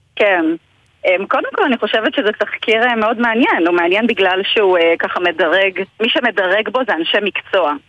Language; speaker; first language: Hebrew; native; Hebrew